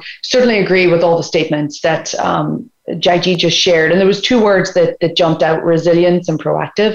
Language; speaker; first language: English; native; English